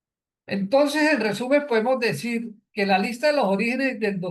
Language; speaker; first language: Spanish; native; Spanish